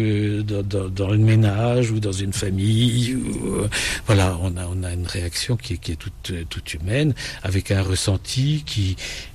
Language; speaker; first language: French; native; French